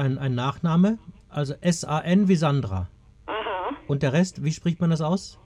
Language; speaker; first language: German; native; German